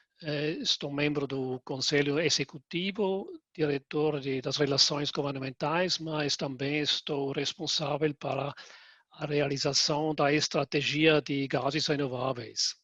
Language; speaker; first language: Portuguese; non-native, fluent; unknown